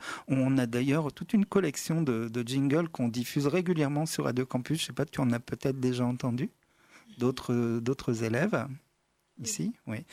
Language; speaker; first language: French; native; French